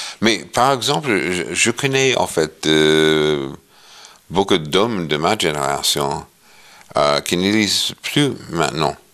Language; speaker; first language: French; non-native, fluent; English